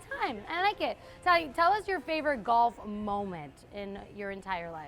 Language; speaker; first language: English; native; English